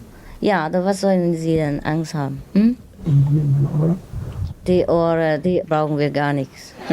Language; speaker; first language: German; non-native, fluent; Vietnamese